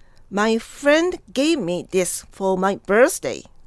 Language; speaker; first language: English; non-native, fluent; Japanese